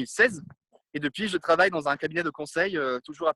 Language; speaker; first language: French; non-native, fluent; Italian